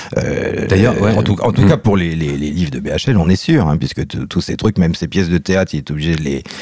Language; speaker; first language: French; native; French